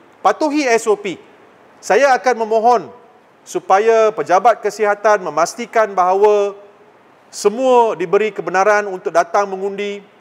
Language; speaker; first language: Malay; non-native, local second language; Tamil